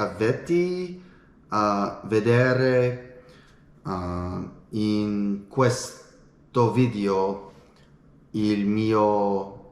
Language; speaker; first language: Italian; non-native, learner; English